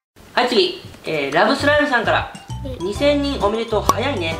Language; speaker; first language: Japanese; native; Japanese